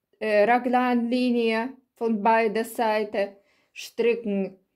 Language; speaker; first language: German; non-native, learner; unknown